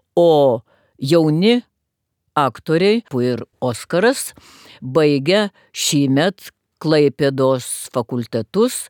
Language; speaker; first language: Lithuanian; native; Lithuanian